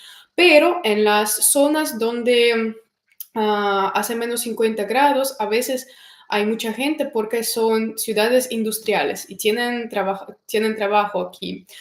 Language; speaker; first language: Spanish; non-native, fluent; Russian